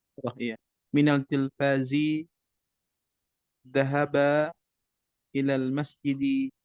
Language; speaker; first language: Arabic; non-native, learner; Indonesian